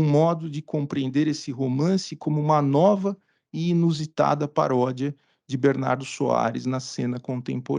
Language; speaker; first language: Portuguese; native; Portuguese